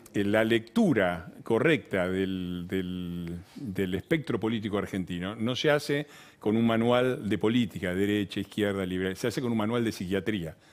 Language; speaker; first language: Spanish; native; Spanish